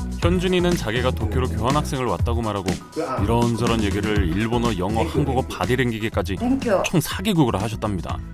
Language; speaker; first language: Korean; native; Korean